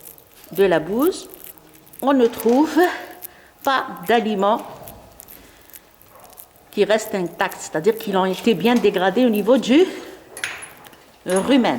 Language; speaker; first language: French; non-native, local second language; Arabic